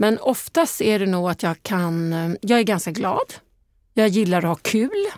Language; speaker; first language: Swedish; native; Swedish